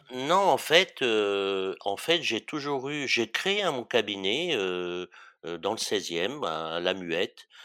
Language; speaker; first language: French; early bilingual, other home language; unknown